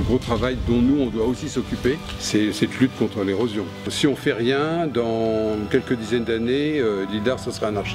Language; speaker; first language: French; native; French